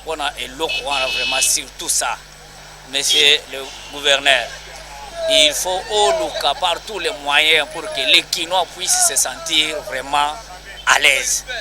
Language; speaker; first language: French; non-native, local second language; Lingala